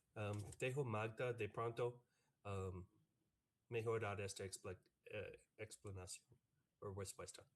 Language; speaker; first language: Spanish; non-native, fluent; English